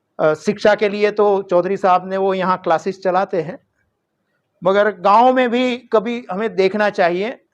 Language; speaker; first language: Hindi; non-native, local second language; Gujarati